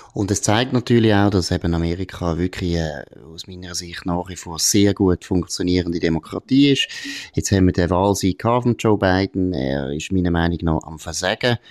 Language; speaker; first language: German; native; German